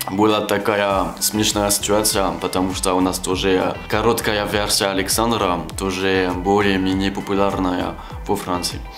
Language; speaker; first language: Russian; non-native, fluent; French